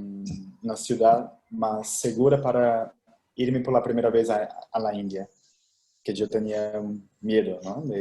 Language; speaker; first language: Spanish; non-native, fluent; Portuguese